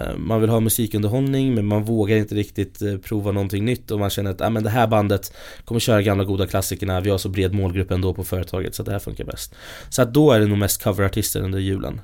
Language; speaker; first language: Swedish; native; Swedish